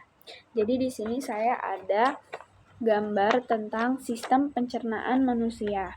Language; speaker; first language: Indonesian; native; Indonesian